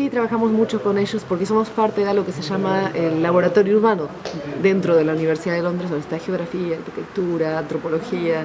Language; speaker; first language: Spanish; native; Spanish